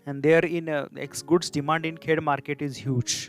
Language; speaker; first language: English; non-native, local second language; Marathi